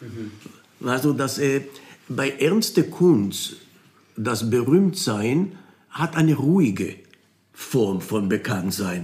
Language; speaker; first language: German; non-native, fluent; Hebrew